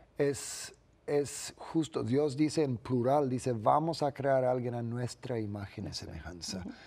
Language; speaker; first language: Spanish; non-native, fluent; English